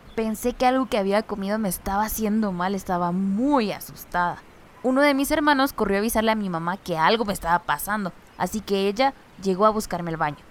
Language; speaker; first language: Spanish; non-native, local second language; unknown